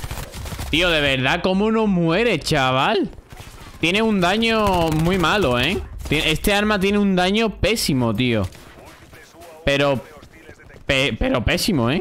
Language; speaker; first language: Spanish; native; Spanish